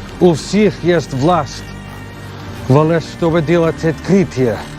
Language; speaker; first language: Russian; non-native, learner; English